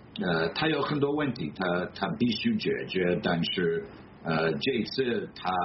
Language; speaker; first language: Chinese; non-native, fluent; English